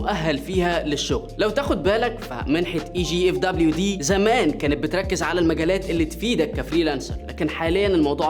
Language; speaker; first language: Arabic; native; Arabic